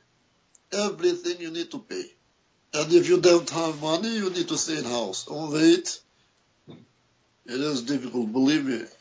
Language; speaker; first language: English; non-native, learner; Albanian